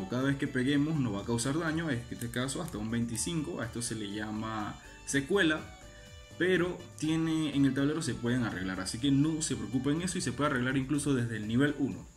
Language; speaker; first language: Spanish; native; Spanish